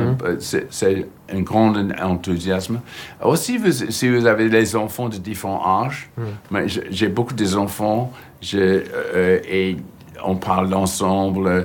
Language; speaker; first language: French; non-native, fluent; English